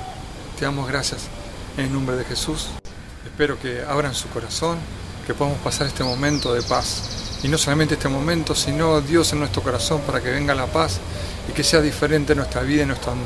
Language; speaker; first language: Spanish; native; Spanish